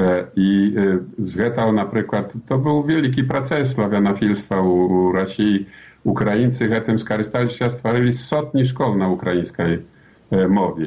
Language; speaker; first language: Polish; non-native, learner; Belarusian